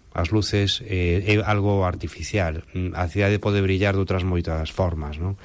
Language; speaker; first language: Galician; native; Galician